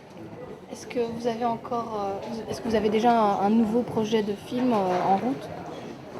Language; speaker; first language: French; native; French